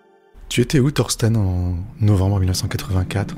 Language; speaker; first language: French; native; French